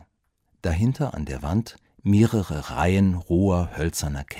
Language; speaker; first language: German; native; German